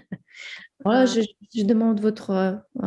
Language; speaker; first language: French; non-native, fluent; Ukrainian